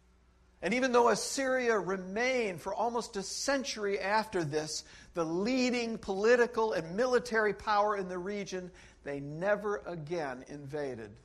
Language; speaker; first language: English; native; English